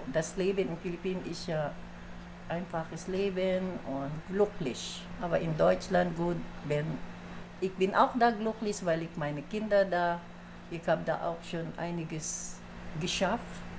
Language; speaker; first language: German; non-native, learner; Filipino